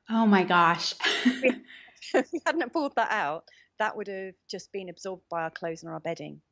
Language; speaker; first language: English; native; English